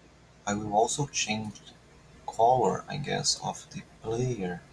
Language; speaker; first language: English; non-native, fluent; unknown